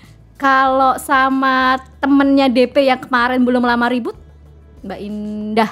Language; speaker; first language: Indonesian; native; Indonesian